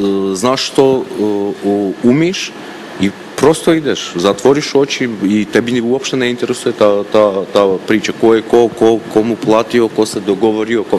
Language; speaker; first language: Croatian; non-native, fluent; Armenian